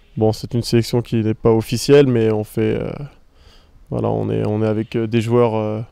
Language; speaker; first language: French; native; French